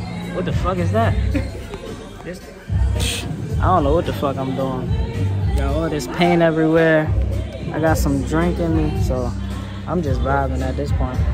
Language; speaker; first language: English; native; English